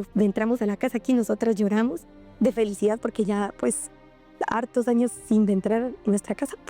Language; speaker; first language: Spanish; native; Spanish